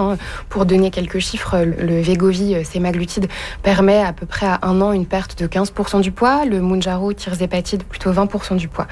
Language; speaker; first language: French; native; French